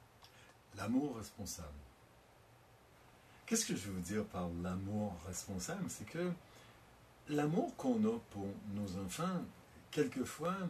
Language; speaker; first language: French; native; French